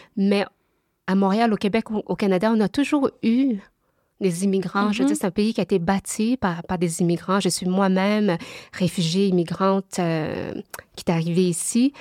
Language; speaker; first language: French; early bilingual, other home language; Vietnamese